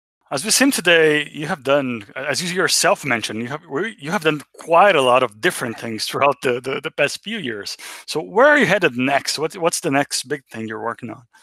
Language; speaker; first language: English; non-native, fluent; Portuguese